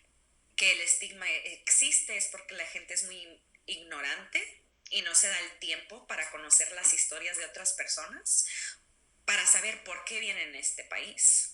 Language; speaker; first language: Spanish; early bilingual, other home language; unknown